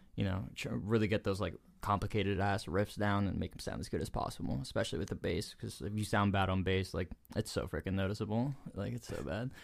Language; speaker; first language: English; early bilingual, other home language; Spanish